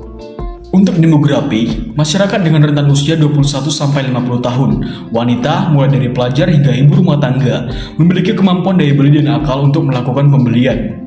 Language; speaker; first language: Indonesian; native; Indonesian